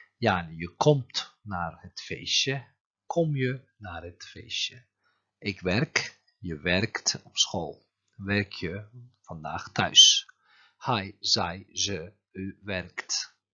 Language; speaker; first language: Dutch; non-native, fluent; Turkish